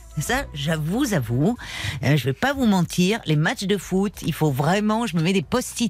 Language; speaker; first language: French; native; French